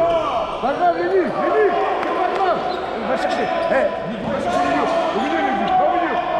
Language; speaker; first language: French; native; French